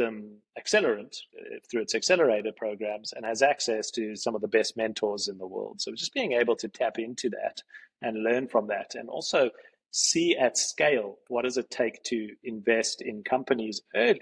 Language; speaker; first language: English; native; English